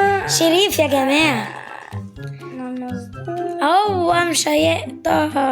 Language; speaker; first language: Arabic; native; Arabic